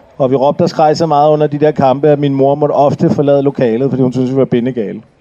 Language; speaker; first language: Danish; early bilingual, other home language; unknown